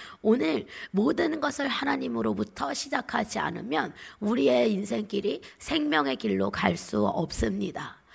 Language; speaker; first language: Korean; native; Korean